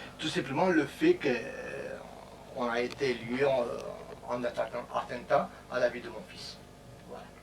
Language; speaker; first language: French; non-native, fluent; Romanian